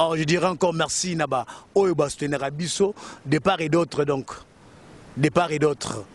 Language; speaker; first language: French; non-native, local second language; Lingala